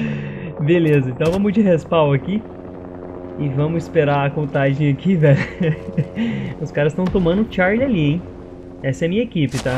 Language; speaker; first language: Portuguese; native; Portuguese